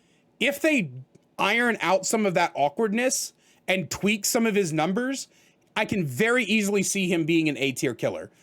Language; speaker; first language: English; native; English